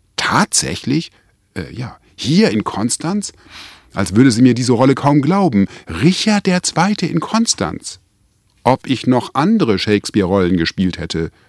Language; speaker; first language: German; native; German